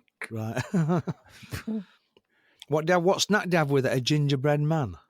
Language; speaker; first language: English; native; English